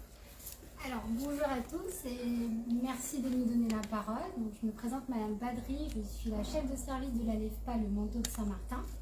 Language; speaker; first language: French; native; French